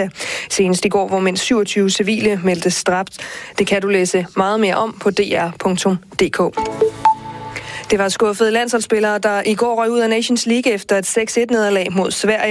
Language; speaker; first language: Danish; native; Danish